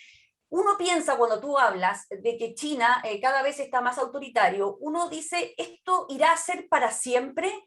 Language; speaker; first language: Spanish; native; Spanish